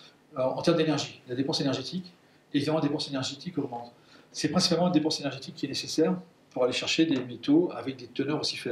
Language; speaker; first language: French; native; French